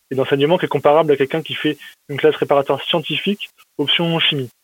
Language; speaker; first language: French; native; French